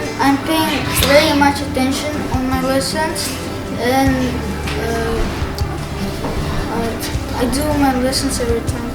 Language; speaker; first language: English; non-native, learner; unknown